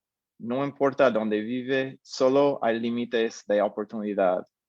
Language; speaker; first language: Spanish; non-native, fluent; English